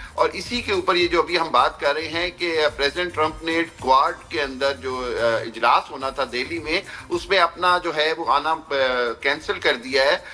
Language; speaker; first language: Urdu; non-native, local second language; Punjabi